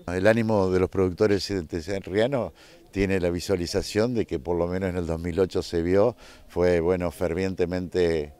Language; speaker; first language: Spanish; native; Spanish